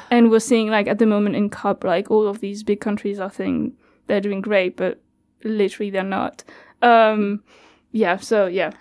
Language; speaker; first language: English; non-native, fluent; French